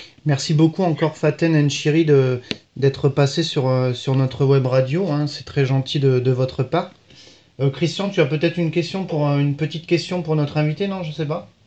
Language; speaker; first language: French; native; French